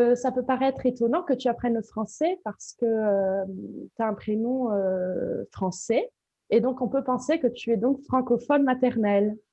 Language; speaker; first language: French; native; French